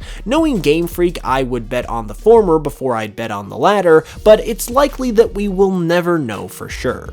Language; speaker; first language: English; native; English